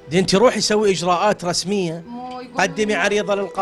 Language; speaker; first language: Arabic; native; Arabic